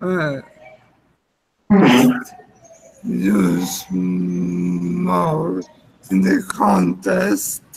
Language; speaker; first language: English; non-native, learner; Spanish